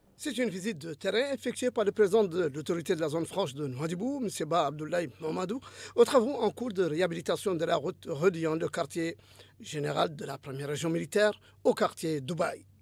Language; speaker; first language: French; non-native, local second language; Arabic